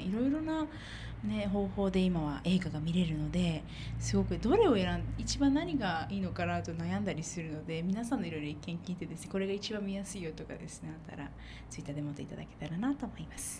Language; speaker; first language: Japanese; native; Japanese